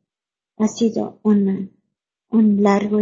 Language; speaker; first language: Spanish; non-native, learner; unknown